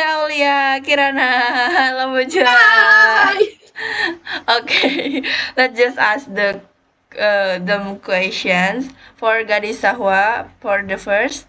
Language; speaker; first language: English; non-native, learner; Indonesian